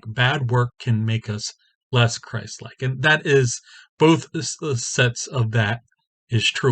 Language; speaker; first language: English; native; English